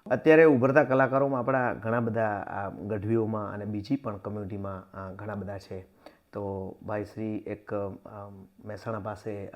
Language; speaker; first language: Gujarati; native; Gujarati